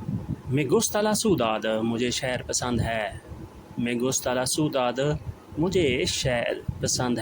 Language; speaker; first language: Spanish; non-native, learner; Urdu